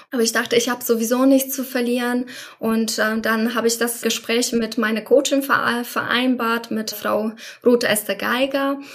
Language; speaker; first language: German; non-native, fluent; Polish